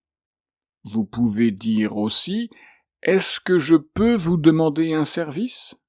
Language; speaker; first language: French; native; French